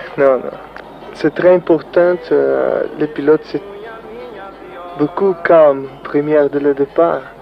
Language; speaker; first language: French; non-native, learner; Portuguese